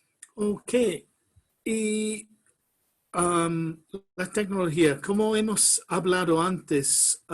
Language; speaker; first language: Spanish; non-native, fluent; English